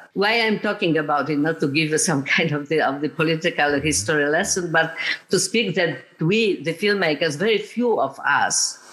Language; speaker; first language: English; non-native, fluent; Polish